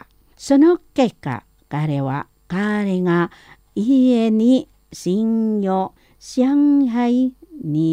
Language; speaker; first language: Japanese; non-native, fluent; Indonesian